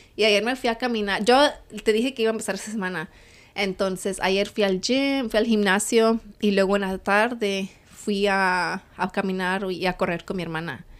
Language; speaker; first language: Spanish; early bilingual, heritage; Spanish